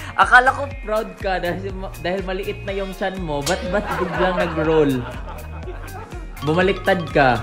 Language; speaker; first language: Filipino; non-native, local second language; Cebuano